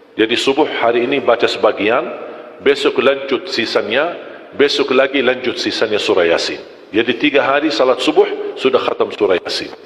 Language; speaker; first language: Malay; non-native, fluent; Arabic